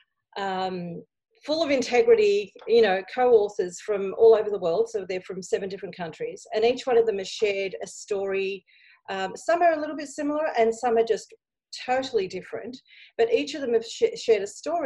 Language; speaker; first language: English; native; English